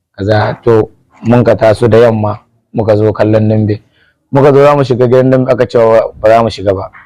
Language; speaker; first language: Hausa; native; Hausa